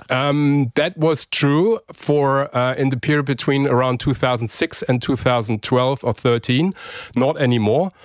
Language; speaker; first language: English; non-native, fluent; German